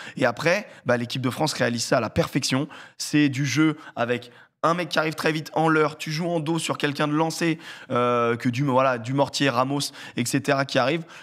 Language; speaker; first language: French; native; French